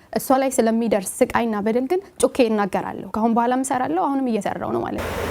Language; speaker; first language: Amharic; non-native, local second language; Tigrinya